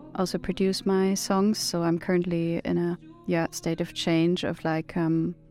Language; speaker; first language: English; non-native, fluent; German